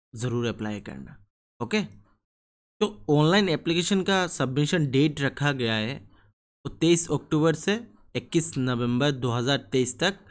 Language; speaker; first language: Hindi; non-native, local second language; Bangla